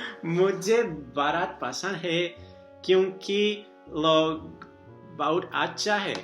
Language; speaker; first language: Hindi; non-native, learner; Portuguese